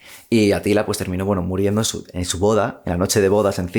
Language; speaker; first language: Spanish; native; Spanish